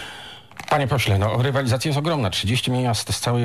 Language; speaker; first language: Polish; native; Polish